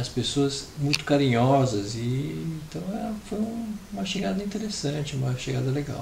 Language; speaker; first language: Portuguese; early bilingual, other home language; Italian